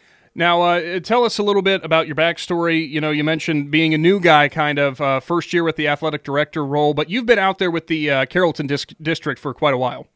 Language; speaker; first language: English; native; English